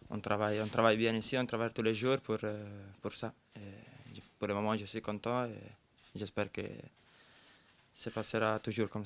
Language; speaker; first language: French; non-native, fluent; Italian